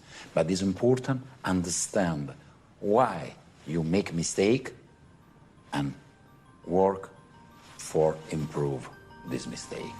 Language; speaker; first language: English; non-native, fluent; Italian